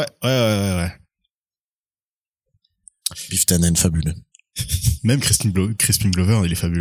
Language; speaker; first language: French; native; French